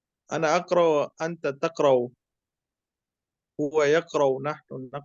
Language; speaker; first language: Arabic; non-native, learner; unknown